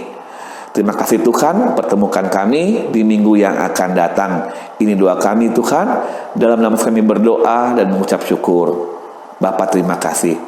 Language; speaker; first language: Indonesian; native; Indonesian